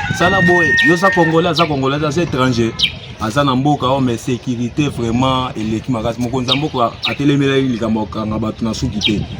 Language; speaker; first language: Lingala; native; Lingala